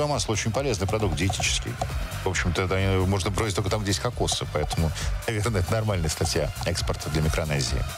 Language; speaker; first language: Russian; native; Russian